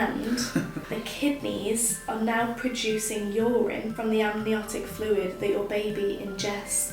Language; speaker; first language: English; native; English